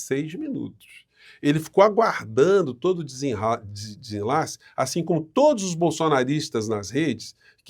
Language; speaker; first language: Portuguese; native; Portuguese